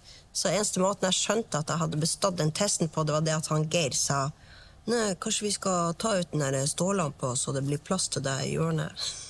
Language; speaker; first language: Norwegian; native; Norwegian